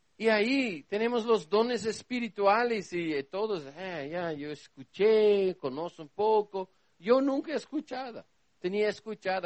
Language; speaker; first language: Spanish; non-native, learner; Portuguese